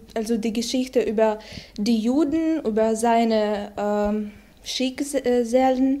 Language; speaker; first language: German; non-native, learner; Ukrainian